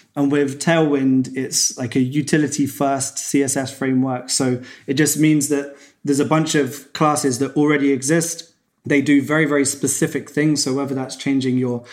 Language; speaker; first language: English; native; English